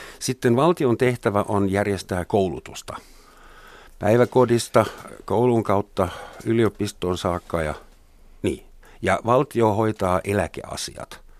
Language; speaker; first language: Finnish; non-native, fluent; German